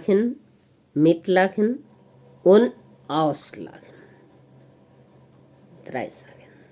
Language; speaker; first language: German; non-native, learner; Hindi